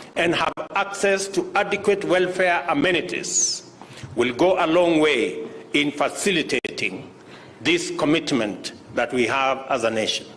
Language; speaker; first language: English; non-native, local second language; Kalenjin